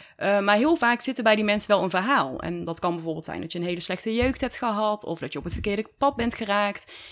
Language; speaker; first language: Dutch; native; Dutch